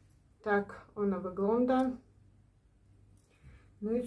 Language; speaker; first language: Polish; non-native, learner; Ukrainian